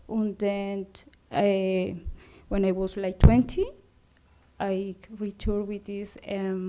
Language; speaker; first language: English; non-native, learner; Spanish